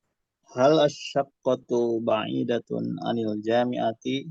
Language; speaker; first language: Arabic; non-native, learner; Indonesian